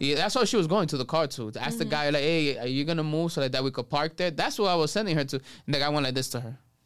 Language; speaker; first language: English; early bilingual, other home language; Spanish